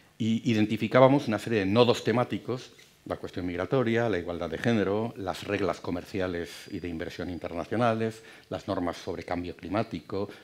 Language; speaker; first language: Spanish; native; Spanish